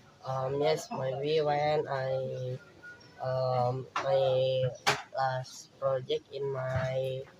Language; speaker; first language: English; non-native, learner; Indonesian